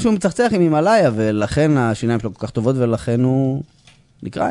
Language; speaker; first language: Hebrew; native; Hebrew